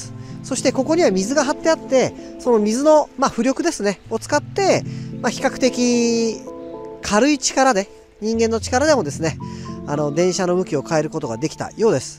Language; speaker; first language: Japanese; native; Japanese